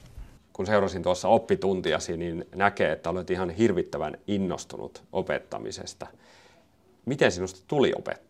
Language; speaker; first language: Finnish; native; Finnish